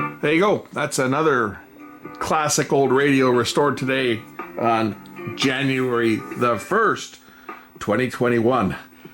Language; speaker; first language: English; native; English